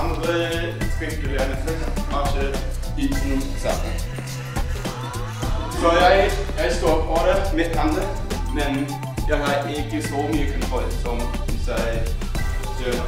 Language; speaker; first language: Norwegian; non-native, learner; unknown